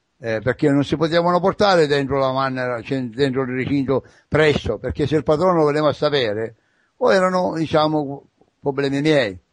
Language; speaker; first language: Italian; native; Italian